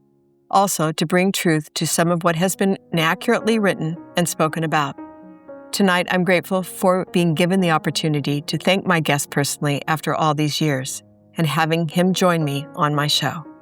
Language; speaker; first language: English; native; English